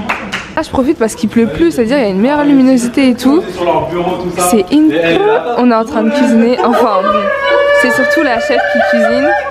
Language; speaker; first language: French; native; French